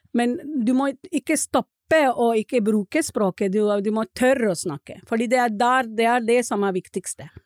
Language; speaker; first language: Norwegian; non-native, fluent; Marathi